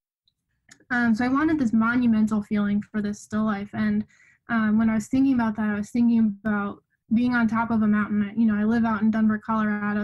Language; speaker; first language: English; native; English